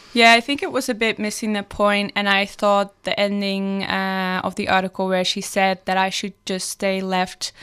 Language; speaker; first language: English; non-native, fluent; Dutch